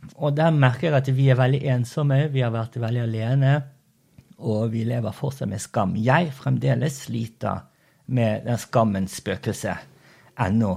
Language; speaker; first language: Norwegian; early bilingual, other home language; Portuguese